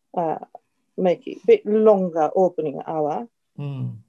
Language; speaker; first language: English; non-native, fluent; Japanese